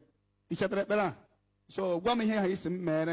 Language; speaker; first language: Igbo; native; Igbo